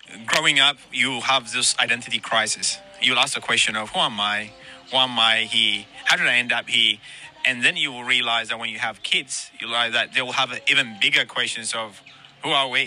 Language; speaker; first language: English; native; English